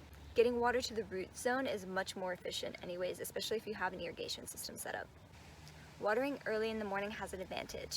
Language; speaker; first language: English; native; English